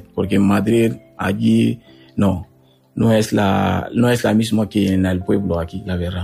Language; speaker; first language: Spanish; non-native, learner; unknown